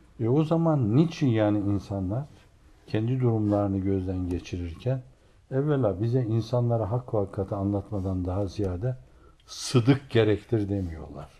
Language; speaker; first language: Turkish; native; Turkish